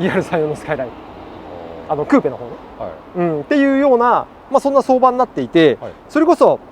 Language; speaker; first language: Japanese; native; Japanese